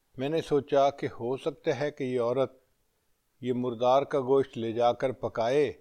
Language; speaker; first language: Urdu; native; Urdu